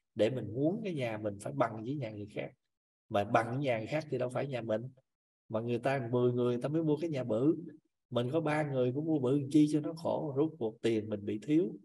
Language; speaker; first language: Vietnamese; native; Vietnamese